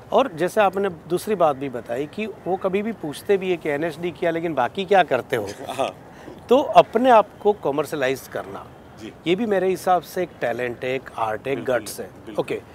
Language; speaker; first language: Hindi; non-native, local second language; Gujarati